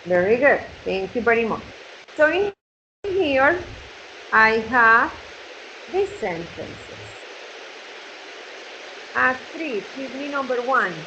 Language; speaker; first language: English; non-native, fluent; Spanish